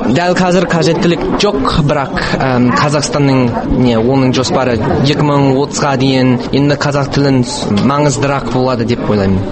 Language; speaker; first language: Kazakh; non-native, learner; English